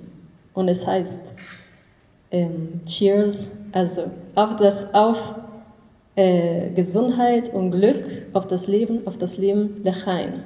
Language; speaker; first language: German; non-native, learner; English